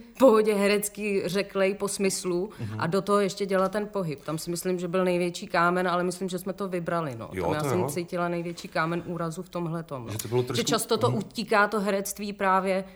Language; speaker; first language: Czech; native; Czech